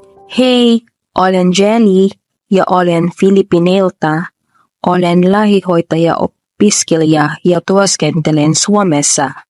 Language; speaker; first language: Finnish; non-native, learner; Filipino